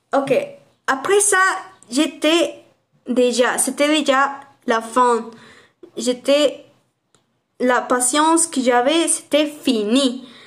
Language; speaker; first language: French; non-native, learner; Spanish